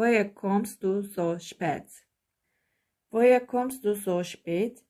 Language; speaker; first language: German; non-native, fluent; Turkish